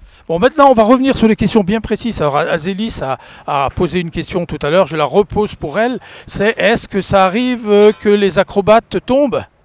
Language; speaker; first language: French; native; French